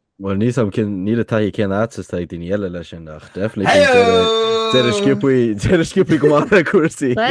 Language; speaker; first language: Irish; native; Irish